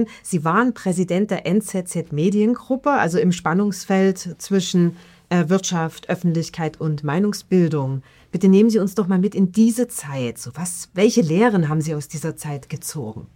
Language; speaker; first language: German; native; German